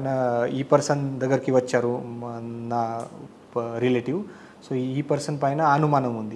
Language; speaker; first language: Telugu; non-native, learner; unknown